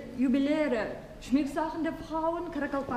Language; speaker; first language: German; non-native, learner; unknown